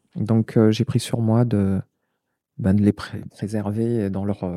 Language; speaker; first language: French; native; French